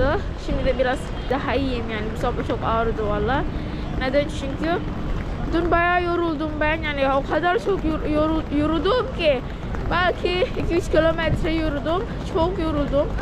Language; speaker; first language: Turkish; non-native, learner; Indonesian